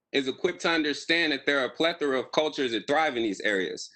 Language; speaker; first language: English; native; English